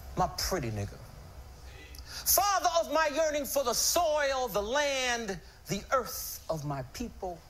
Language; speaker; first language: English; native; English